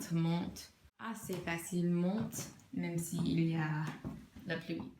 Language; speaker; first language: French; non-native, learner; English